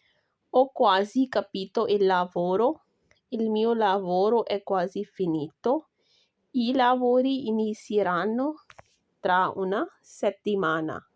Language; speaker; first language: Italian; non-native, fluent; Urdu